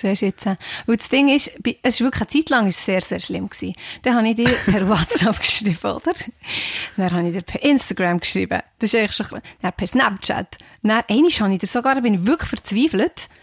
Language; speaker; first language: German; native; German